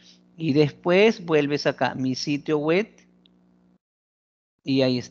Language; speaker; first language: Spanish; native; Spanish